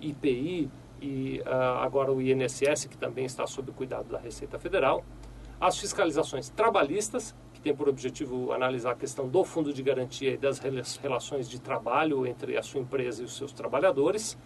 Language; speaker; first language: Portuguese; native; Portuguese